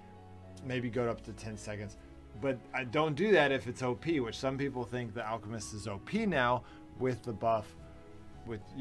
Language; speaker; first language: English; native; English